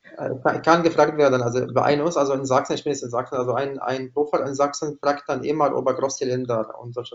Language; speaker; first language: German; non-native, fluent; Arabic